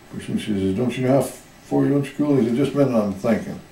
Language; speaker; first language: English; native; English